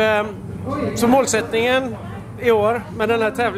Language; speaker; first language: Swedish; native; Swedish